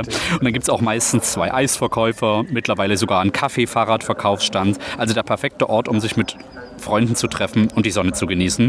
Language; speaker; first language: German; native; German